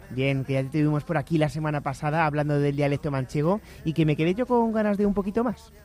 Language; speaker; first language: Spanish; native; Spanish